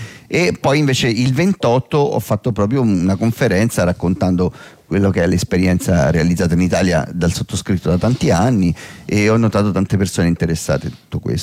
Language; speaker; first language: Italian; native; Italian